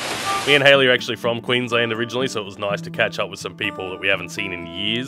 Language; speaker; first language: English; native; English